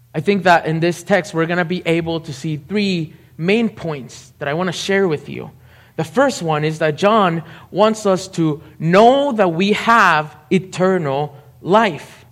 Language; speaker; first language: English; non-native, fluent; Spanish